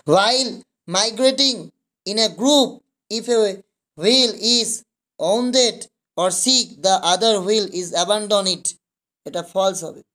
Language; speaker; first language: English; non-native, local second language; Bangla